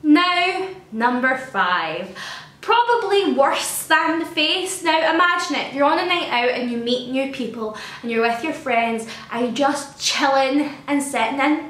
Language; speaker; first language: English; native; English